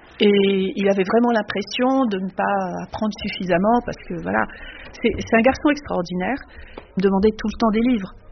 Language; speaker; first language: French; native; French